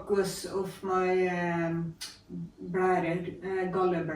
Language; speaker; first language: English; non-native, learner; Norwegian